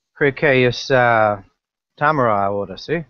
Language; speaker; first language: Spanish; non-native, learner; English